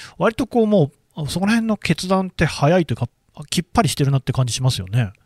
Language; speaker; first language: Japanese; native; Japanese